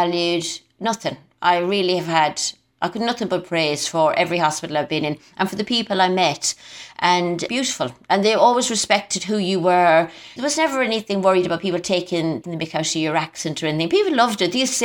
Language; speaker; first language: English; native; English